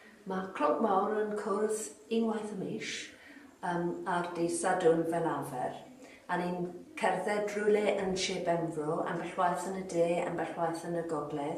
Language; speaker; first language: Welsh; non-native, fluent; English